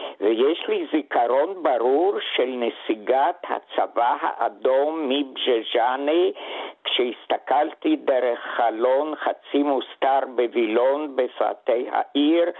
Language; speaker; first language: Hebrew; non-native, fluent; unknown